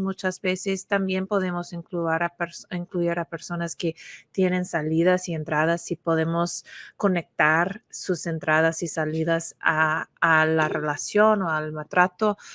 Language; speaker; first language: Spanish; non-native, fluent; English